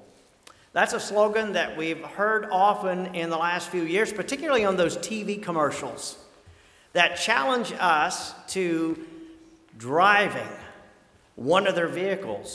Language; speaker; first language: English; native; English